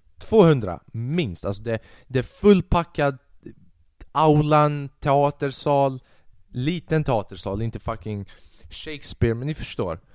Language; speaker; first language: Swedish; early bilingual, other home language; Albanian